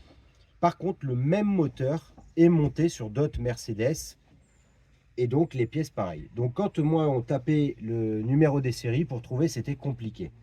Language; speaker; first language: French; native; French